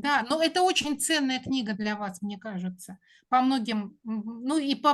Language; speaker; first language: Russian; native; Russian